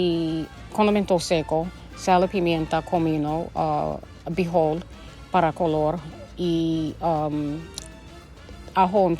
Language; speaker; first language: Spanish; early bilingual, heritage; Spanish